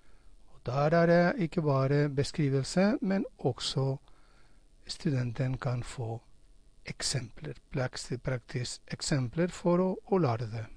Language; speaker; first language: Norwegian; non-native, fluent; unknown